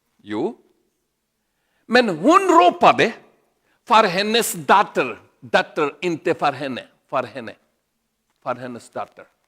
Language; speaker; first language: Swedish; non-native, learner; Urdu